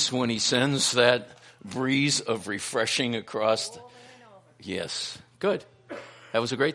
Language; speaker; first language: English; native; English